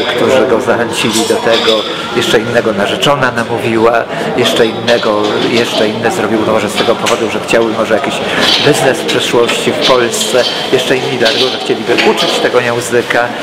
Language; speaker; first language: Polish; native; Polish